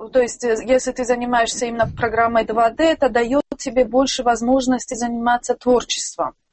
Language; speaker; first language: Russian; non-native, local second language; Tajik